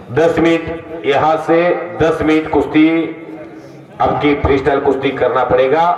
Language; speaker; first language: Hindi; non-native, local second language; Marathi